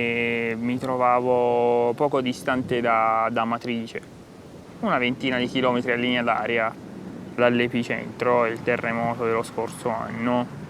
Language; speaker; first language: Italian; native; Italian